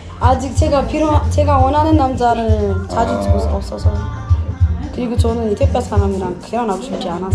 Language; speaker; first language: Korean; non-native, fluent; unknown